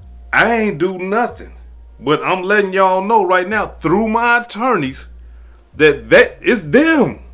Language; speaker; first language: English; native; English